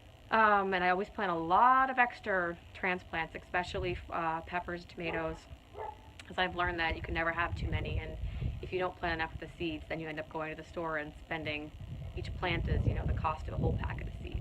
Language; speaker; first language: English; native; English